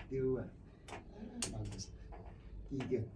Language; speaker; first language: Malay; non-native, local second language; Cantonese